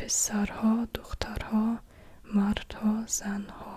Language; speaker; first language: Persian; non-native, learner; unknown